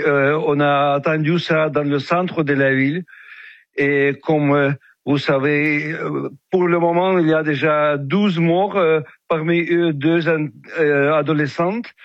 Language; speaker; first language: French; non-native, fluent; Ukrainian